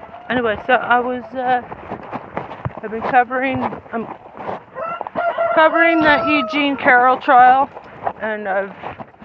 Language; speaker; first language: English; native; English